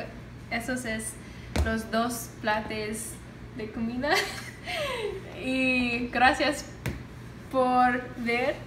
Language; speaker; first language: Spanish; non-native, learner; English